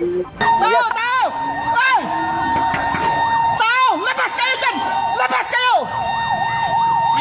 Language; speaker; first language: Filipino; non-native, local second language; Cebuano